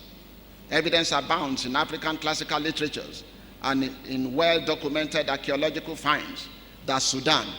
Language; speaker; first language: English; non-native, local second language; Yoruba